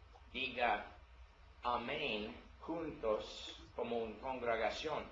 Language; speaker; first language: Spanish; non-native, learner; English